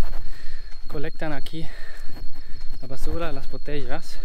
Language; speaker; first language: Spanish; non-native, learner; German